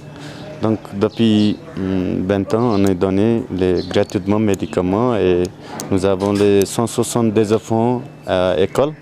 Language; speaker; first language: French; non-native, learner; Nepali